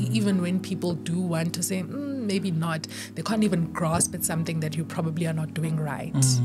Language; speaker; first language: English; non-native, local second language; Zulu